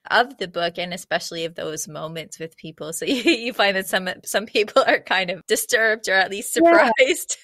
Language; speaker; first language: English; native; English